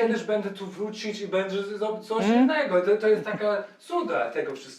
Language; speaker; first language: Polish; non-native, learner; English